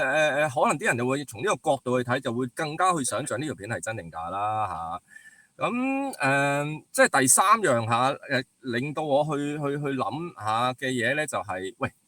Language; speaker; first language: Cantonese; native; Cantonese